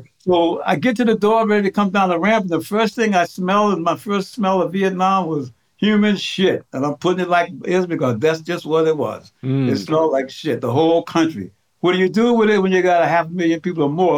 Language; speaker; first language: English; native; English